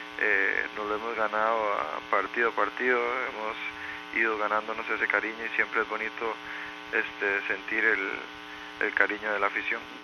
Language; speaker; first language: Spanish; native; Spanish